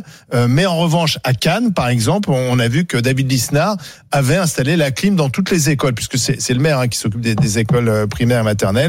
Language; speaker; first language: French; native; French